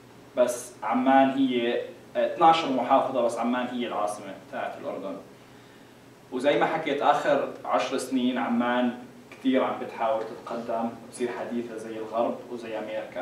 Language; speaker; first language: Arabic; native; Arabic